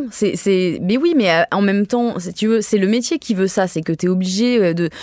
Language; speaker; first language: French; native; French